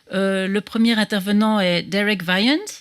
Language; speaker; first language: French; native; French